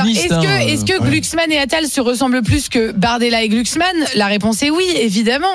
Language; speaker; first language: French; native; French